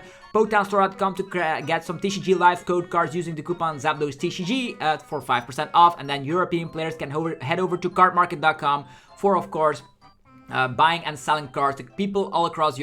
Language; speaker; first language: English; non-native, fluent; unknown